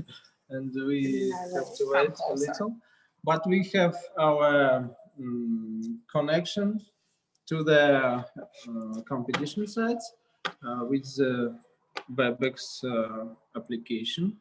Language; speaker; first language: English; non-native, learner; Russian